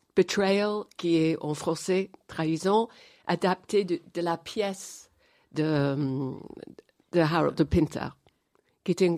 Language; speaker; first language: French; non-native, fluent; English